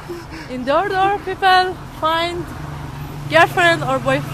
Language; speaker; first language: English; non-native, learner; Persian